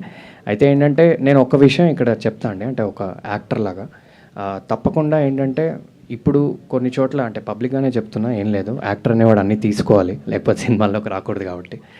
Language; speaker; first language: Telugu; native; Telugu